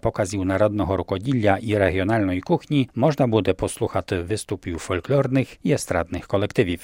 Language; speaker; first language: Ukrainian; native; Ukrainian